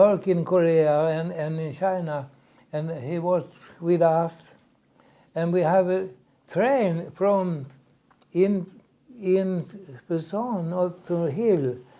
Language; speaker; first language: English; non-native, learner; Swedish